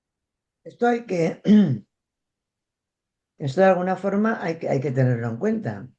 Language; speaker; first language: Spanish; native; Spanish